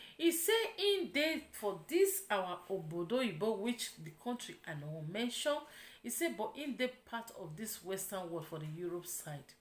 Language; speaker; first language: Nigerian Pidgin; non-native, local second language; Yoruba